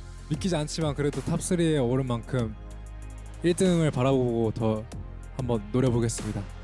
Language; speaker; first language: Korean; native; Korean